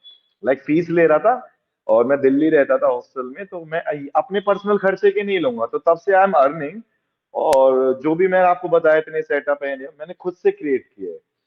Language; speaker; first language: Hindi; native; Hindi